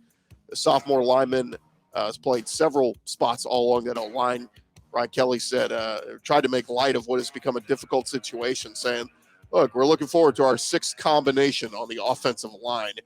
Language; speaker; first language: English; native; English